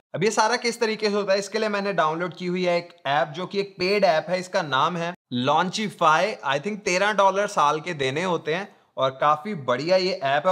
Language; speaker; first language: Hindi; non-native, local second language; Punjabi